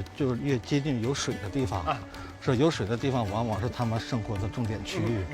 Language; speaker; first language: Chinese; native; Chinese